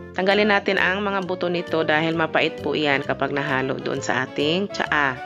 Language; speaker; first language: Filipino; non-native, local second language; Cebuano